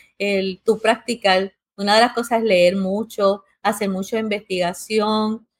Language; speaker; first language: Spanish; early bilingual, heritage; Spanish